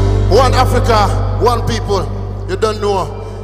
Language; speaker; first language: English; early bilingual, other home language; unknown